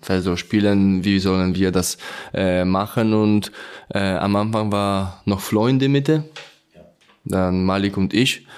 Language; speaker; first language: German; non-native, learner; Polish